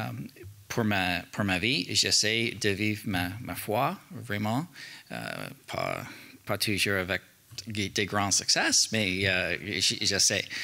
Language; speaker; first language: French; non-native, learner; English